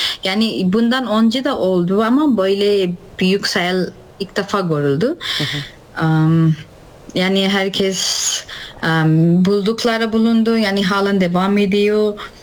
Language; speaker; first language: Turkish; non-native, learner; Nepali